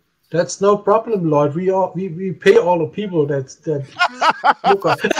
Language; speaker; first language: English; non-native, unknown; German